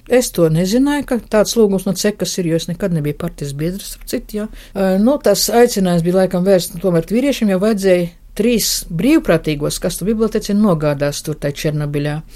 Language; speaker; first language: Latvian; non-native, local second language; Russian